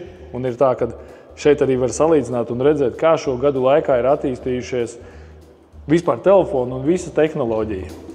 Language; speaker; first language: Latvian; native; Latvian